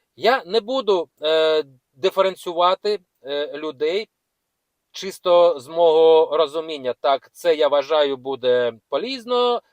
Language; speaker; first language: Ukrainian; non-native, local second language; Russian